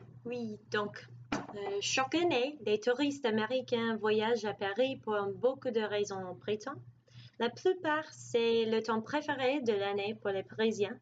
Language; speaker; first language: French; non-native, learner; English